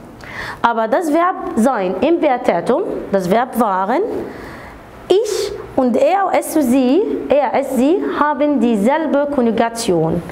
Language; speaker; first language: German; non-native, fluent; Arabic